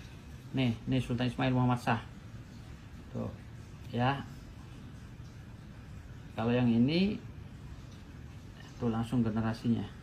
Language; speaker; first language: Indonesian; native; Indonesian